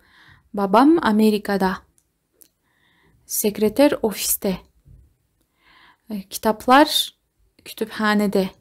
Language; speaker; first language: Turkish; non-native, fluent; Kazakh